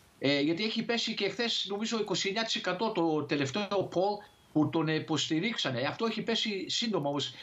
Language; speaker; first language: Greek; early bilingual, heritage; Greek